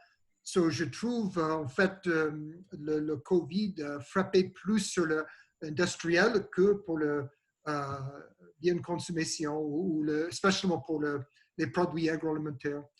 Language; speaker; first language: French; non-native, learner; English